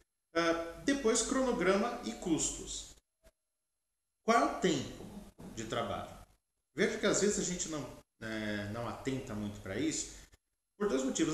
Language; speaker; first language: Portuguese; native; Portuguese